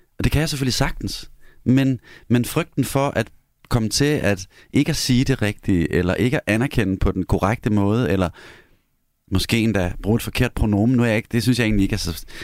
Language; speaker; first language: Danish; native; Danish